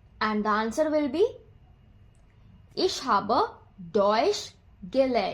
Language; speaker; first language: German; non-native, fluent; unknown